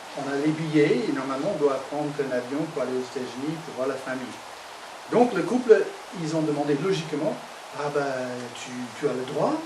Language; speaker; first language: French; non-native, fluent; English